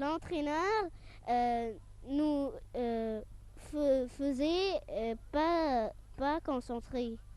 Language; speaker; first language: French; non-native, local second language; Arabic